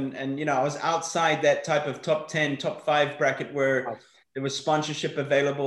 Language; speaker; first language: English; native; English